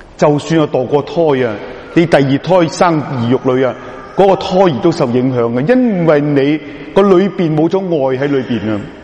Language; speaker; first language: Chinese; non-native, local second language; Cantonese